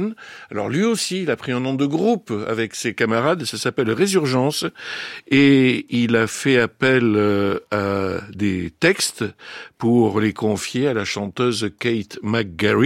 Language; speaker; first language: French; native; French